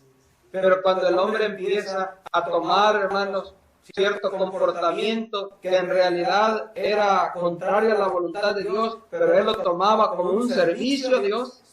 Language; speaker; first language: Spanish; native; Spanish